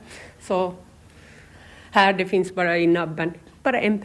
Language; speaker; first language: Swedish; non-native, learner; Turkish